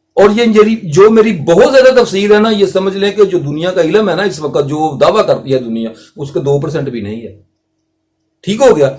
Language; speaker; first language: Urdu; non-native, local second language; Punjabi